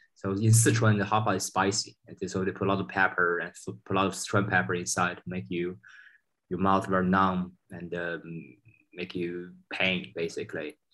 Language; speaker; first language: English; non-native, fluent; Chinese